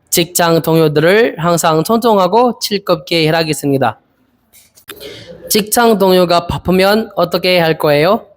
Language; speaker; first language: Korean; non-native, learner; Filipino